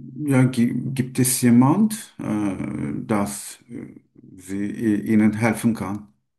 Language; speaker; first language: German; non-native, learner; Turkish